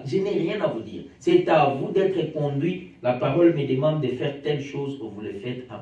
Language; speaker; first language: French; non-native, local second language; Lingala